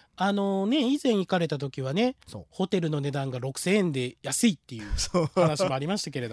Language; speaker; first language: Japanese; native; Japanese